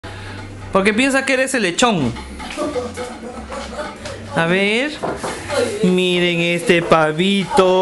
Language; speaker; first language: Spanish; native; Spanish